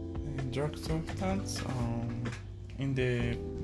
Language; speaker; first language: English; non-native, learner; Spanish